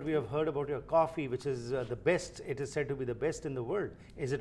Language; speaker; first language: English; non-native, fluent; Punjabi